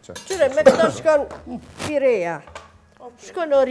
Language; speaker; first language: Albanian; native; Albanian